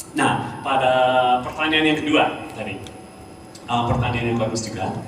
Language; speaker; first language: Indonesian; non-native, fluent; English